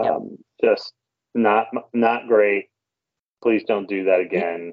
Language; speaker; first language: English; native; English